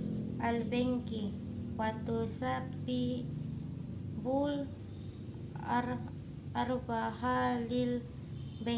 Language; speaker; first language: Arabic; non-native, learner; Indonesian